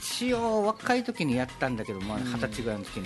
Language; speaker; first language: Japanese; native; Japanese